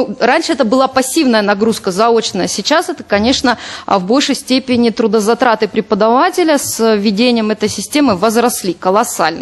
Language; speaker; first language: Russian; native; Russian